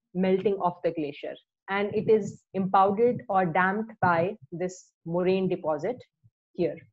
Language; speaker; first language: English; non-native, local second language; Hindi